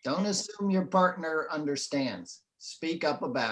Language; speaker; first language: English; native; English